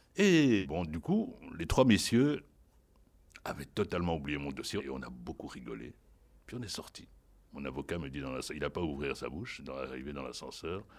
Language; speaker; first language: French; non-native, local second language; Lingala